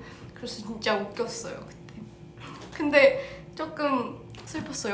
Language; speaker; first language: Korean; early bilingual, heritage; English